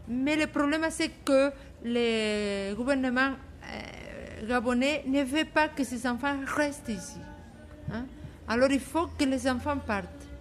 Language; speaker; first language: French; non-native, fluent; Spanish